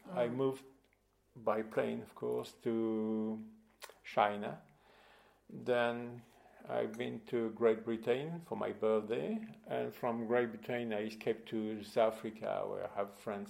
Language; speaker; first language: English; non-native, fluent; French